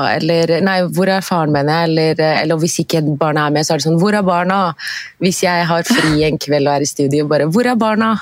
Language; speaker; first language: Norwegian; early bilingual, other home language; Arabic